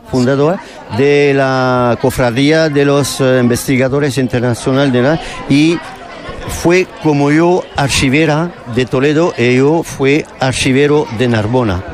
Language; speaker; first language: Spanish; non-native, learner; French